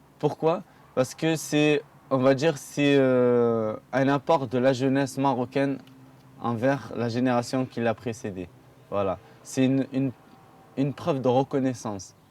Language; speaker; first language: French; early bilingual, other home language; Arabic